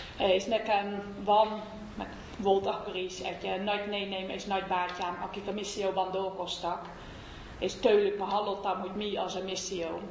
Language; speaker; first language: Hungarian; non-native, fluent; Dutch